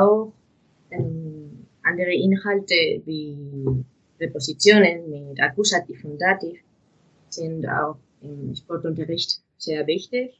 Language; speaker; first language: German; non-native, fluent; Spanish